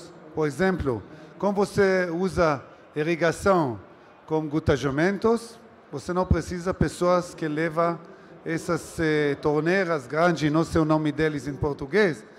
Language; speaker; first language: Portuguese; non-native, learner; Hebrew